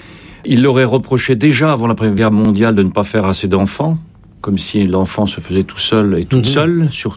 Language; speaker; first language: French; native; French